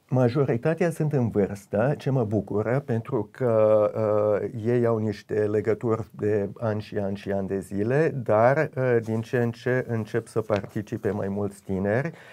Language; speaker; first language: Romanian; early bilingual, heritage; Romanian